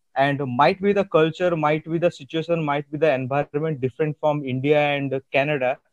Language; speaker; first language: English; non-native, local second language; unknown